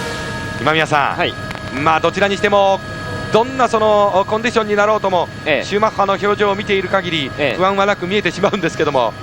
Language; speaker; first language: Japanese; native; Japanese